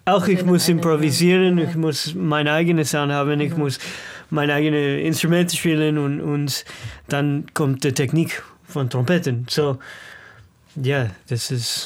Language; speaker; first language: German; non-native, learner; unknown